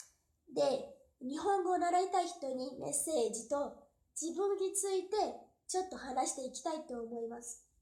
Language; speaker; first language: Japanese; non-native, fluent; Portuguese